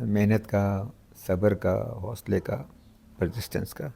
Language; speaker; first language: Urdu; non-native, local second language; Punjabi